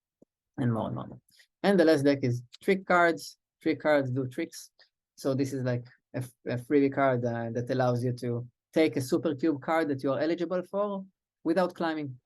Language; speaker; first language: English; non-native, fluent; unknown